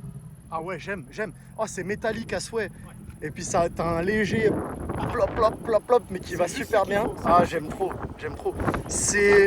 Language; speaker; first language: French; native; French